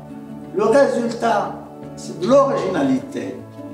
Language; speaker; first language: French; non-native, local second language; Arabic